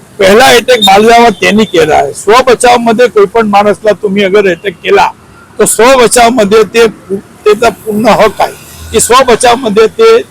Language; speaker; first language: Marathi; non-native, local second language; Gujarati